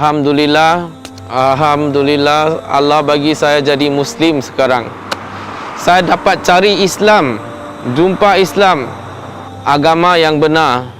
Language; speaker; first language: Indonesian; non-native, local second language; Chinese